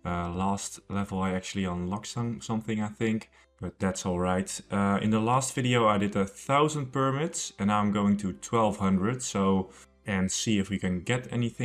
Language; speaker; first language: English; non-native, fluent; Dutch